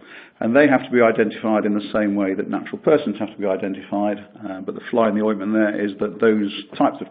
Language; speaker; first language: English; native; English